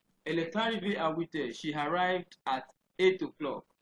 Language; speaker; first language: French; non-native, fluent; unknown